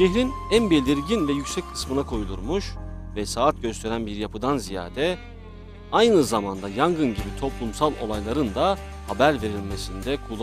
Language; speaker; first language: Turkish; native; Turkish